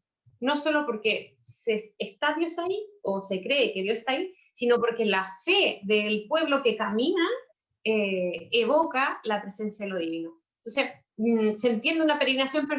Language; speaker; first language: Spanish; native; Spanish